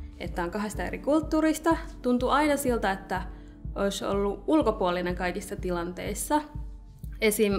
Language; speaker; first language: Finnish; early bilingual, other home language; Nepali